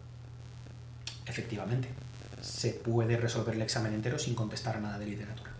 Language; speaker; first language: Spanish; native; Spanish